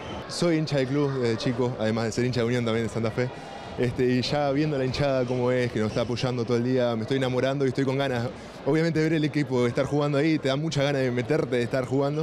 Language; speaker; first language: Spanish; native; Spanish